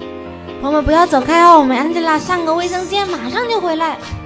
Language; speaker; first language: Chinese; native; Chinese